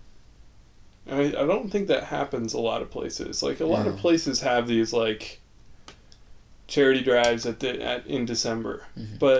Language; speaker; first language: English; native; English